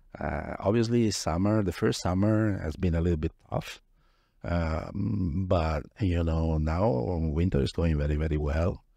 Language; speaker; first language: English; non-native, fluent; Italian